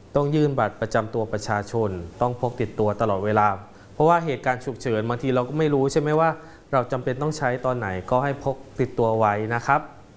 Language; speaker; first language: Thai; native; Thai